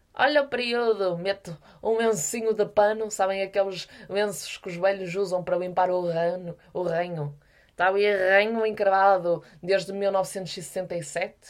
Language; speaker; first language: Portuguese; native; Portuguese